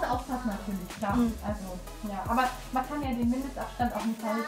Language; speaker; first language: German; native; German